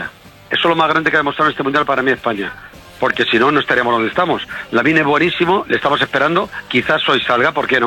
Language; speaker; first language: Spanish; native; Spanish